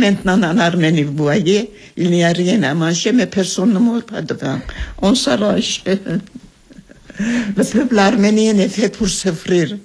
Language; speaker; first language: French; early bilingual, other home language; Armenian